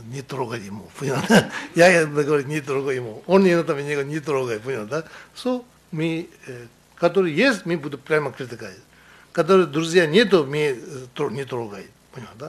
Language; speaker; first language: Russian; non-native, learner; Tibetan